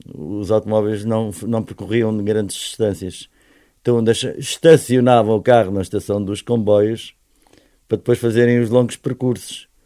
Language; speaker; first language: Portuguese; native; Portuguese